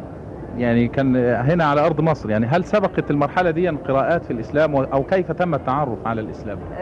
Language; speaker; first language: Arabic; native; Arabic